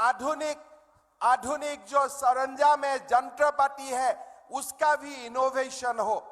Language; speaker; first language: Hindi; non-native, local second language; Assamese